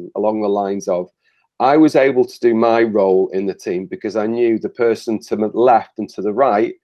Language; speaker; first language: English; native; English